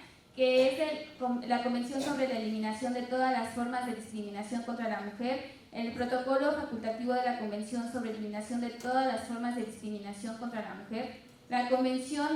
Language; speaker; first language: Spanish; native; Spanish